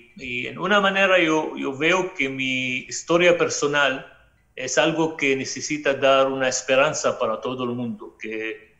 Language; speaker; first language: Spanish; non-native, fluent; Arabic